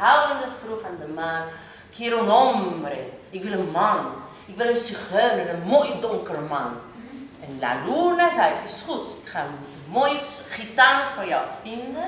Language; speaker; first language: Dutch; non-native, fluent; Spanish